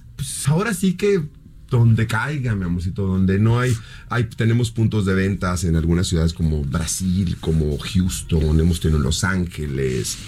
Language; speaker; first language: Spanish; native; Spanish